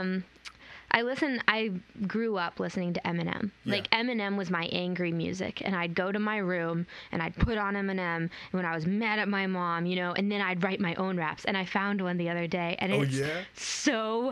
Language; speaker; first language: English; native; English